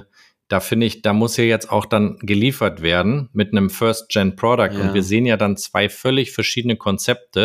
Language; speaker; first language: German; native; German